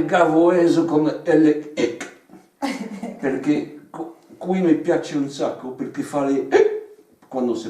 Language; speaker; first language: Italian; non-native, learner; French